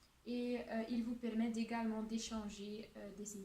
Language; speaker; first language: French; non-native, local second language; Dutch